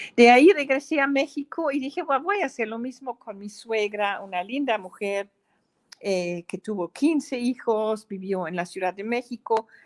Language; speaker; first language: Spanish; non-native, fluent; German